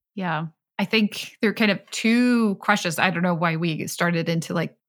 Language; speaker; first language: English; non-native, fluent; Swedish